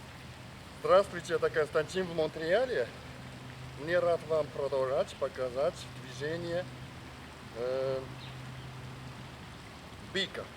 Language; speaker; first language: Russian; non-native, learner; Chinese